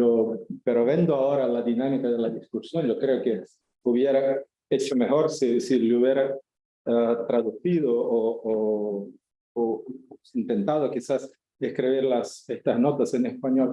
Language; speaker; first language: Spanish; non-native, fluent; Portuguese